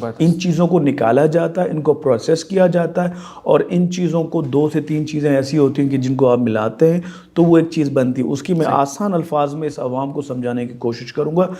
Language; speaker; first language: Urdu; non-native, local second language; Sindhi